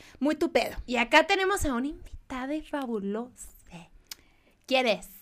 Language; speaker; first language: Spanish; native; Spanish